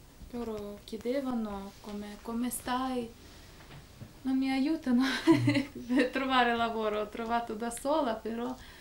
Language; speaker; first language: Italian; non-native, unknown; Ukrainian